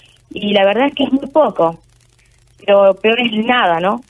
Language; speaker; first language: Spanish; native; Spanish